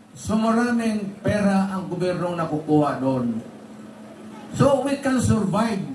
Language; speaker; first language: Filipino; non-native, local second language; Cebuano